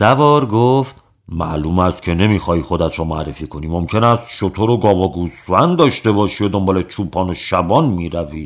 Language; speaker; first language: Persian; native; Persian